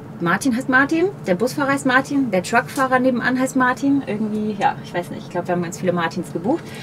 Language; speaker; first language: German; native; German